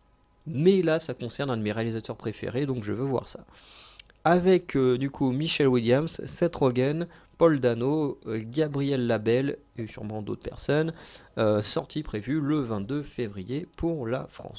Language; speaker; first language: French; native; French